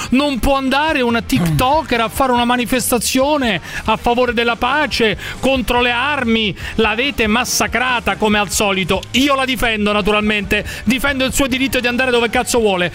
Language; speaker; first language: Italian; native; Italian